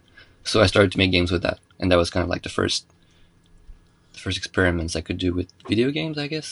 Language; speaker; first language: English; non-native, fluent; French